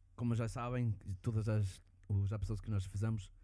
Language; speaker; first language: Portuguese; early bilingual, heritage; Portuguese